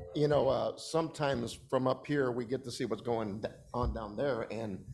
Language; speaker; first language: English; native; English